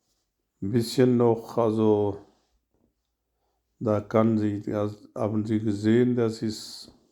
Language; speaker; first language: German; non-native, learner; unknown